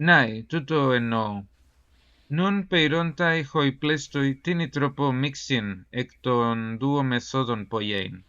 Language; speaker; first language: Greek; non-native, fluent; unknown